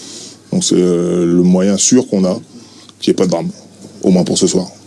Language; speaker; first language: French; native; French